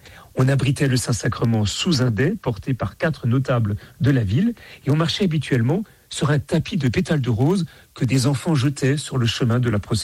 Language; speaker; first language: French; native; French